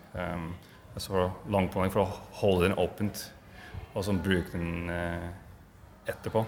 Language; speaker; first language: Norwegian; non-native, fluent; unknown